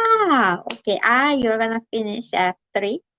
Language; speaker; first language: English; non-native, learner; Korean